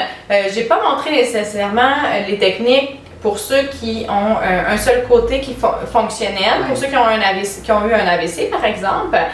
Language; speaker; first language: French; native; French